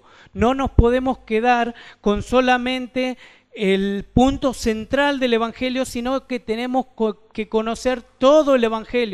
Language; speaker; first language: Spanish; native; Spanish